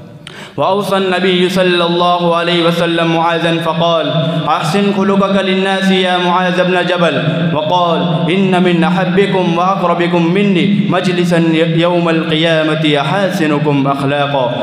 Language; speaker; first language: Arabic; non-native, learner; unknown